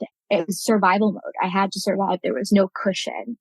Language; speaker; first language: English; native; English